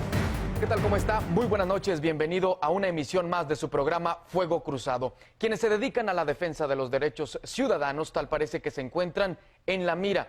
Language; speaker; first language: Spanish; native; Spanish